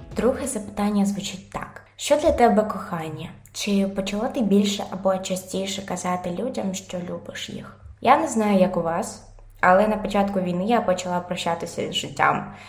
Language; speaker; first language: Ukrainian; non-native, local second language; Russian